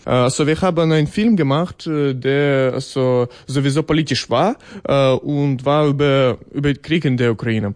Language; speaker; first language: German; non-native, learner; Ukrainian